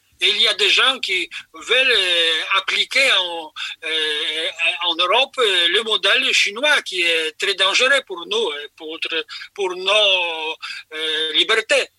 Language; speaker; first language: French; non-native, fluent; Polish